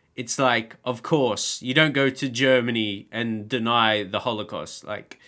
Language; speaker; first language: English; native; English